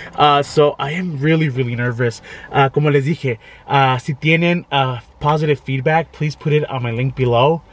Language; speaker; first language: English; native; English